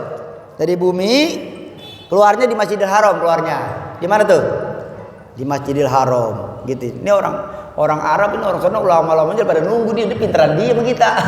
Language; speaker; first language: Indonesian; native; Indonesian